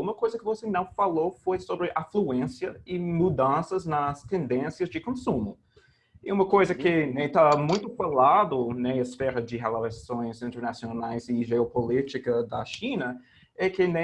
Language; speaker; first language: Portuguese; non-native, fluent; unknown